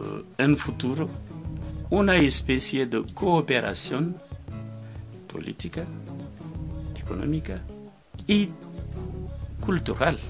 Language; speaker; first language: Spanish; non-native, fluent; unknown